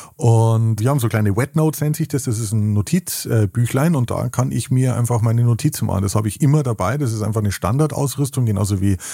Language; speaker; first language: German; native; German